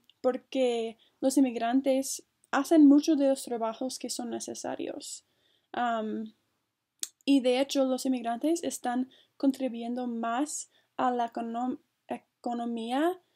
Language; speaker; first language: Spanish; non-native, fluent; English